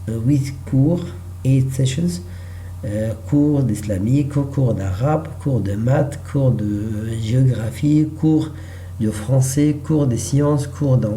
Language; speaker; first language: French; non-native, learner; Arabic